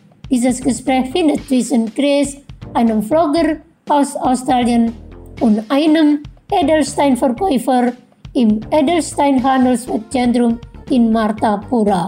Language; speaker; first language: German; non-native, fluent; Indonesian